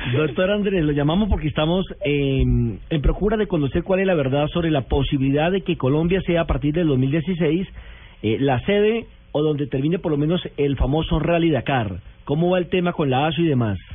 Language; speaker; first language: Spanish; native; Spanish